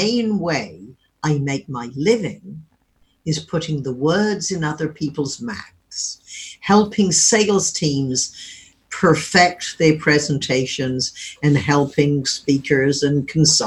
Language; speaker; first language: English; native; English